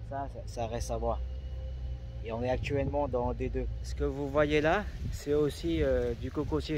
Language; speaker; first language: French; early bilingual, other home language; Vietnamese